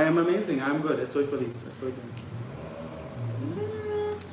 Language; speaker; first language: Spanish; non-native, learner; English